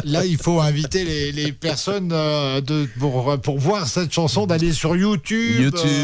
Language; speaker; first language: French; native; French